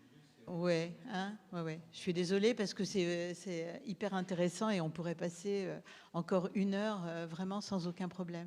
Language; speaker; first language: French; native; French